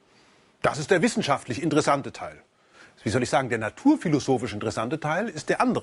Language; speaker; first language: German; native; German